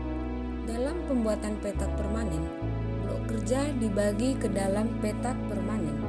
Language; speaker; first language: Indonesian; native; Indonesian